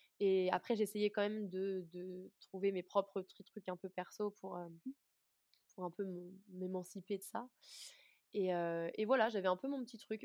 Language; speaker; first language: French; native; French